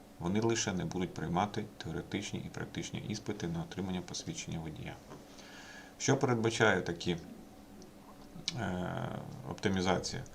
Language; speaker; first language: Ukrainian; native; Ukrainian